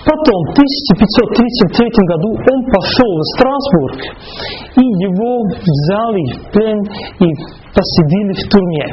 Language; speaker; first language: Russian; non-native, fluent; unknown